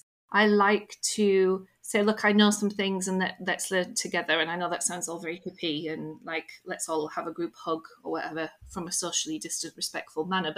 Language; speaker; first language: English; native; English